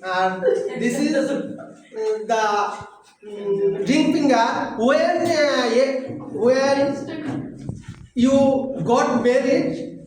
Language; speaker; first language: English; non-native, learner; Bangla